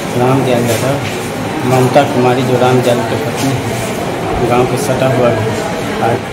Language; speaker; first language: Hindi; native; Hindi